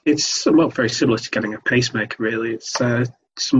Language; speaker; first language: English; native; English